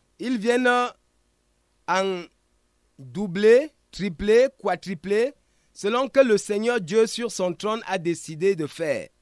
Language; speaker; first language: French; non-native, local second language; Ghomala